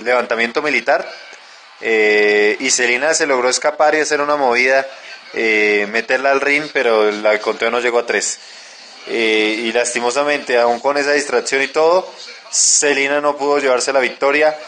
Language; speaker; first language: Spanish; native; Spanish